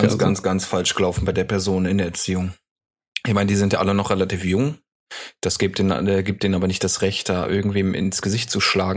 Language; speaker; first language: German; native; German